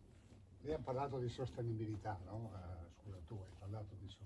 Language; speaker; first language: Italian; native; Italian